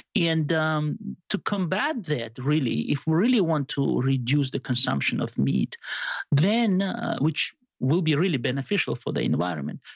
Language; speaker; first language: English; non-native, fluent; Georgian